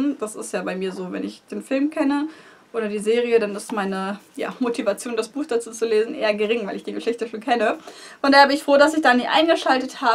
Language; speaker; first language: German; native; German